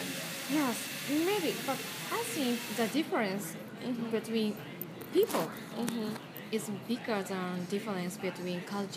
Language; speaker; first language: English; non-native, learner; Japanese